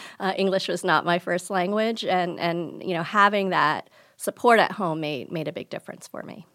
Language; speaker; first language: English; early bilingual, other home language; Gujarati